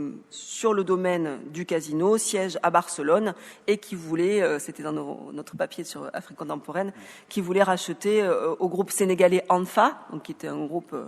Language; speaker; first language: French; native; French